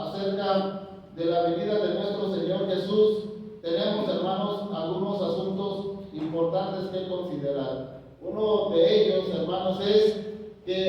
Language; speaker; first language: Spanish; native; Spanish